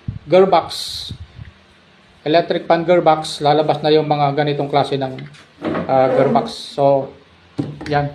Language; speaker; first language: Filipino; native; Filipino